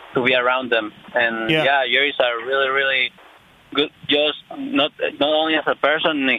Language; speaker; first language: English; non-native, fluent; Spanish